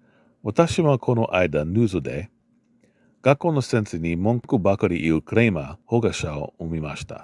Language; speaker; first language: Japanese; non-native, learner; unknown